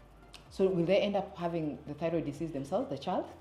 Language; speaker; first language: English; native; English